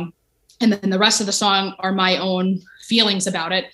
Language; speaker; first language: English; native; English